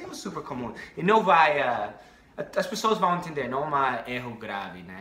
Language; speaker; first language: Portuguese; non-native, fluent; English